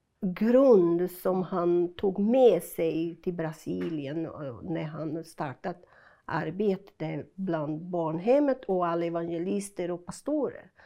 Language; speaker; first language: Swedish; non-native, fluent; Portuguese